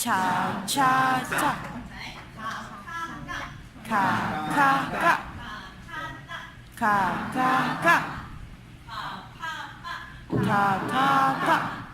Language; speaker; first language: Korean; non-native, learner; Malay